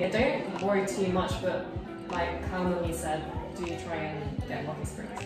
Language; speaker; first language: English; early bilingual, other home language; Korean